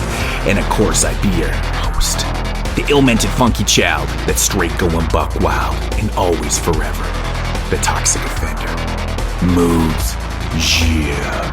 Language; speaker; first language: English; native; English